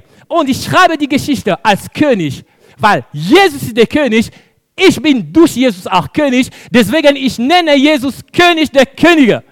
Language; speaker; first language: German; non-native, fluent; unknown